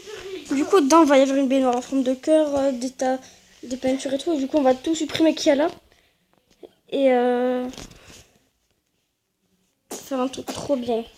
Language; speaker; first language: French; native; French